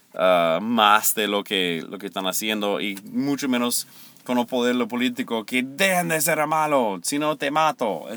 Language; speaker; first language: Spanish; non-native, fluent; English